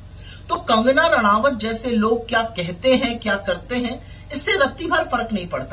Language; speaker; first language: Hindi; native; Hindi